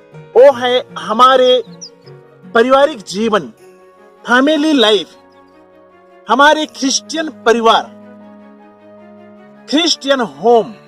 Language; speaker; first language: Hindi; non-native, local second language; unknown